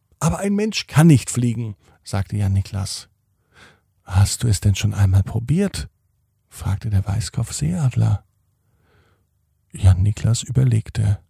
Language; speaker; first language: German; native; German